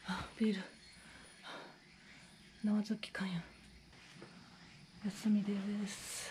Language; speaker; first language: Japanese; native; Japanese